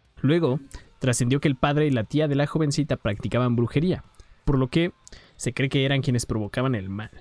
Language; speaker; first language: Spanish; native; Spanish